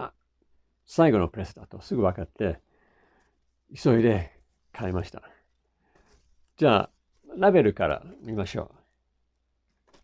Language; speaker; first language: Japanese; non-native, fluent; English